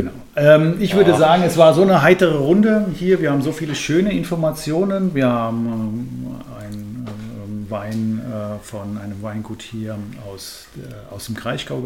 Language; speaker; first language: German; native; German